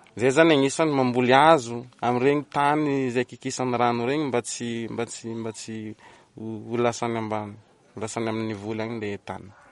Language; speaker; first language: Malagasy; native; Malagasy